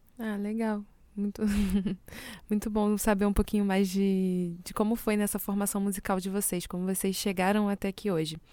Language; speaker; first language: Portuguese; native; Portuguese